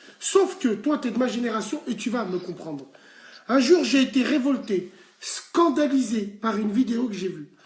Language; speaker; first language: French; native; French